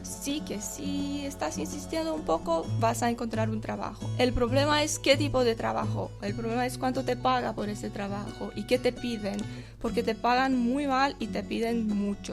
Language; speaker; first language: Spanish; non-native, fluent; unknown